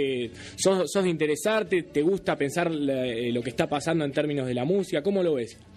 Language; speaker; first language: Spanish; native; Spanish